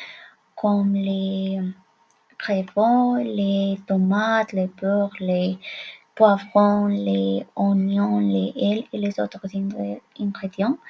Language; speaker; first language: French; non-native, learner; Spanish